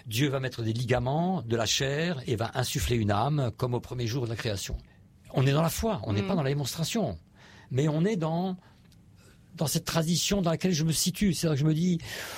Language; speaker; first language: French; native; French